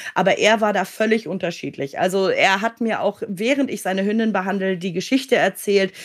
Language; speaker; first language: German; native; German